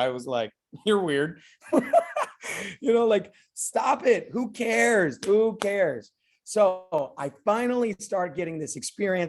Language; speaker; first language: English; native; English